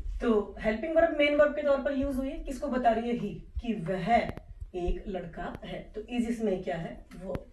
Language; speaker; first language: Hindi; native; Hindi